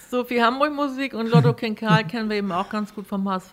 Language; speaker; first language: German; native; German